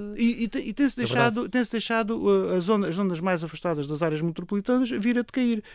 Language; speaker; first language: Portuguese; native; Portuguese